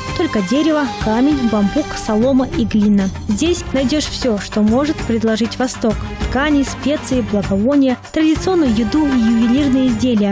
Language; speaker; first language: Russian; native; Russian